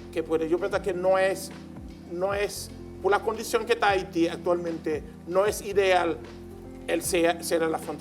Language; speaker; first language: Spanish; non-native, learner; Haitian Creole